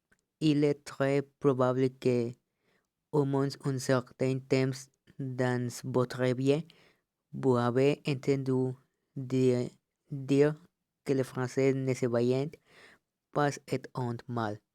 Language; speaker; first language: French; non-native, learner; Spanish